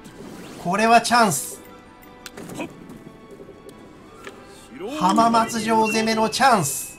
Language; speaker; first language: Japanese; native; Japanese